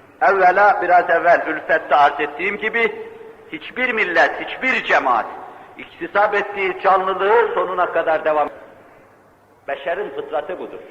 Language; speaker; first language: Turkish; native; Turkish